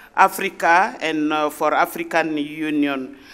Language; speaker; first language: English; non-native, learner; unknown